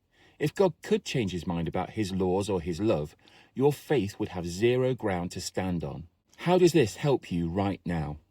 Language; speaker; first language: English; native; English